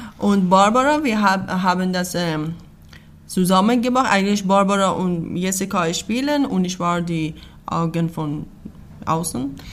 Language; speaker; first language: German; non-native, learner; Persian